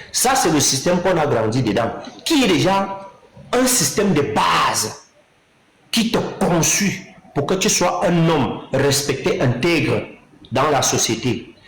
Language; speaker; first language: French; non-native, local second language; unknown